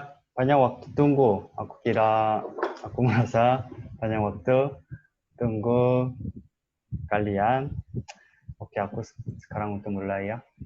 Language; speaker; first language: Indonesian; non-native, learner; Korean